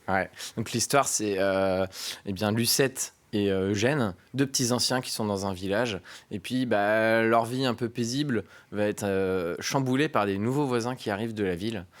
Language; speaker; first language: French; native; French